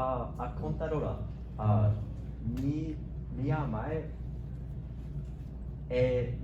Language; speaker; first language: Portuguese; non-native, learner; English